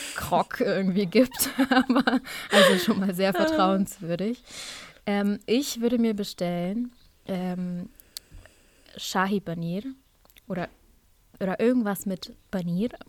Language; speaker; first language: German; native; German